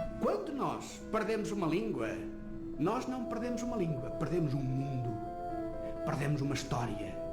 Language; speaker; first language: Portuguese; non-native, local second language; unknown